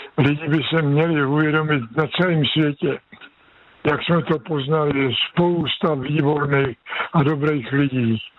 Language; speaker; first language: Czech; native; Czech